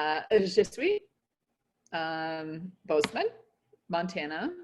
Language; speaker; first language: French; non-native, learner; English